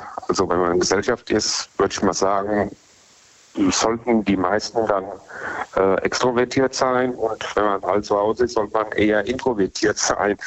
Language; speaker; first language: German; native; German